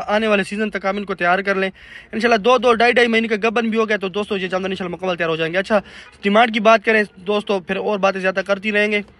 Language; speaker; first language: Urdu; non-native, local second language; Punjabi